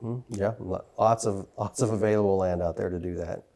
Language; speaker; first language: English; native; English